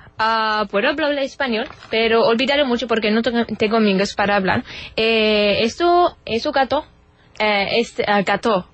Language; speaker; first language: Spanish; non-native, learner; German